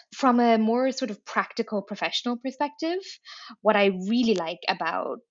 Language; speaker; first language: English; native; English